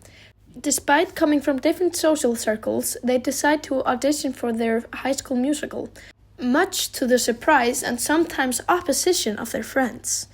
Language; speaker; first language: English; non-native, learner; Icelandic